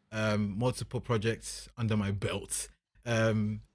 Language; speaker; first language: English; non-native, local second language; Akan